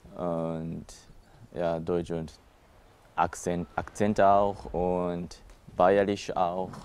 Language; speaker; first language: German; non-native, learner; Japanese